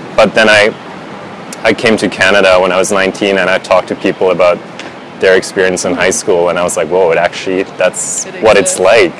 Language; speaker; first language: English; non-native, fluent; Swiss German